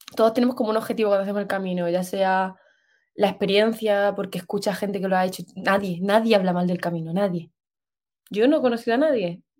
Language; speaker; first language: Spanish; native; Spanish